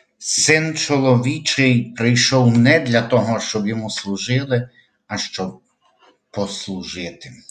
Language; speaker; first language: Ukrainian; native; Ukrainian